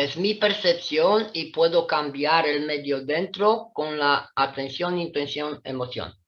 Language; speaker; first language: Spanish; non-native, fluent; Italian